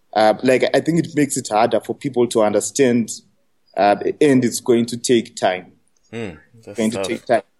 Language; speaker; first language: English; non-native, local second language; Shona